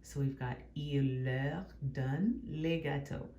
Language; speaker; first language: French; non-native, fluent; English